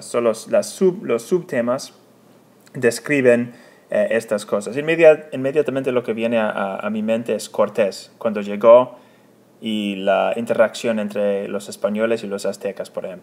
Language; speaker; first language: Spanish; non-native, fluent; English